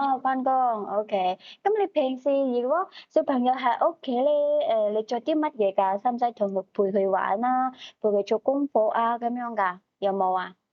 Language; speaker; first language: Cantonese; native; Cantonese